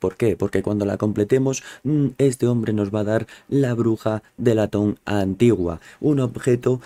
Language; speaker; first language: Spanish; native; Spanish